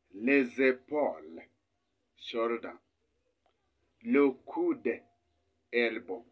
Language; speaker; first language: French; non-native, fluent; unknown